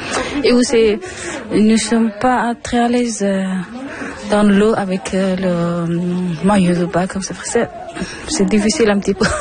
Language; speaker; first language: French; non-native, learner; Persian